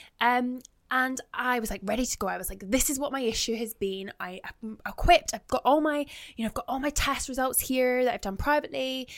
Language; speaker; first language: English; native; English